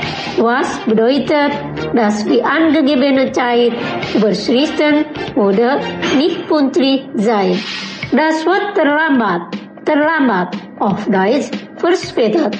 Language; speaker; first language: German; non-native, fluent; Indonesian